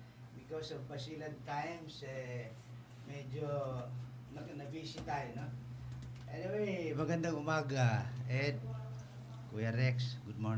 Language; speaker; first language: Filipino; non-native, local second language; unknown